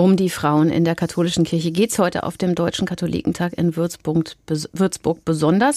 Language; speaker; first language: German; native; German